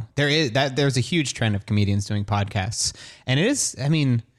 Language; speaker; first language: English; native; English